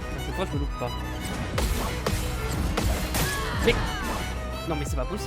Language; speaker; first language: French; native; French